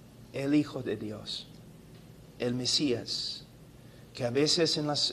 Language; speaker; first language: Spanish; non-native, fluent; English